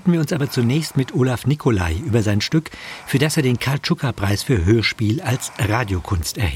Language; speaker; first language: German; native; German